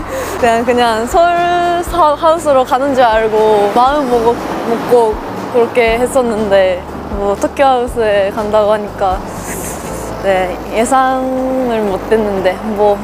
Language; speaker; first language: Korean; non-native, fluent; Japanese